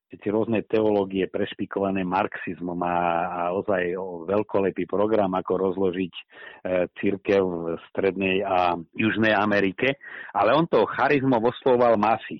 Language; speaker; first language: Slovak; native; Slovak